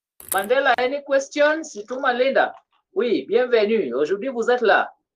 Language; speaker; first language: French; non-native, fluent; Swahili